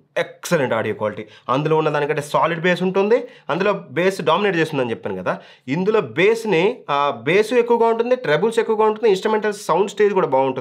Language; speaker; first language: Telugu; native; Telugu